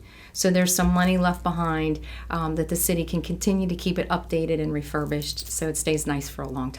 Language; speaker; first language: English; native; English